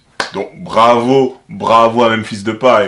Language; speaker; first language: French; native; French